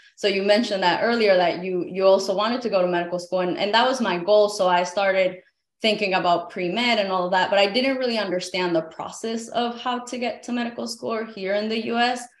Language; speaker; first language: English; early bilingual, other home language; Spanish